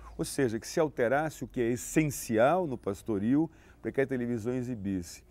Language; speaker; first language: Portuguese; native; Portuguese